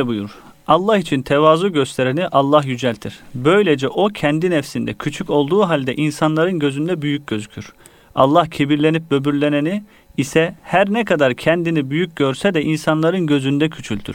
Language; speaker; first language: Turkish; native; Turkish